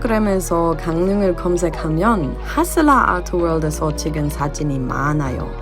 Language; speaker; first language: Korean; non-native, learner; German